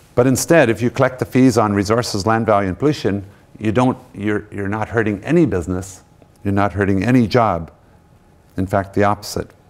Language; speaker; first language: English; native; English